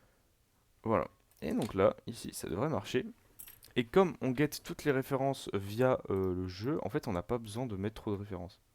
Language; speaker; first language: French; native; French